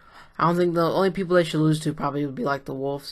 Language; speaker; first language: English; native; English